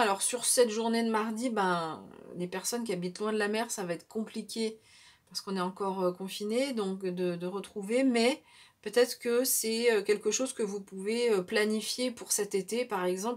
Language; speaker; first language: French; native; French